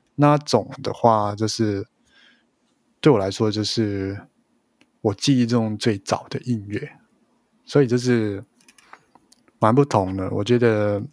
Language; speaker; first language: Chinese; non-native, local second language; Cantonese